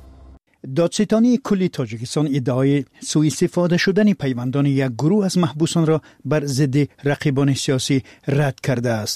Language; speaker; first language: Persian; native; Persian